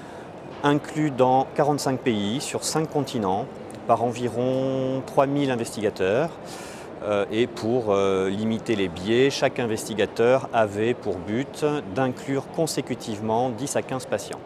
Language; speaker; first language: French; native; French